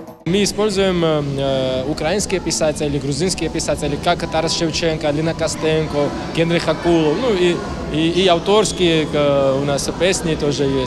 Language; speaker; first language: Ukrainian; non-native, learner; Georgian